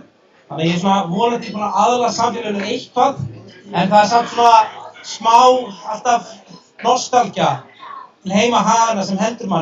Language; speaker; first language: Icelandic; non-native, fluent; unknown